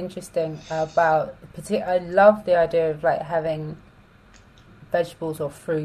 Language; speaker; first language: English; native; English